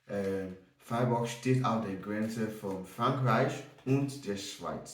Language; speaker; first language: German; non-native, learner; English